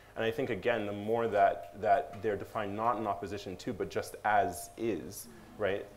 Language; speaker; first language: English; native; English